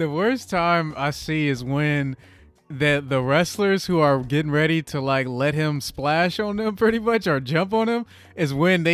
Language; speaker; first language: English; native; English